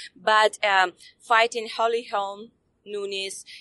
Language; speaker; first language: English; non-native, fluent; Russian